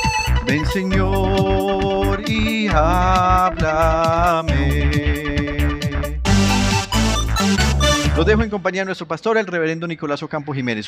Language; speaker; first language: Spanish; native; Spanish